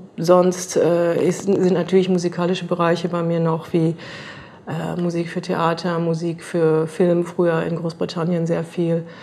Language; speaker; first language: German; native; German